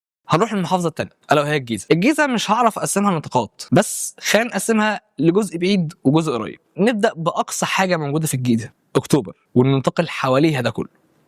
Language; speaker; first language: Arabic; native; Arabic